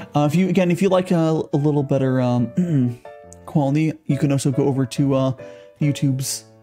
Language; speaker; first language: English; native; English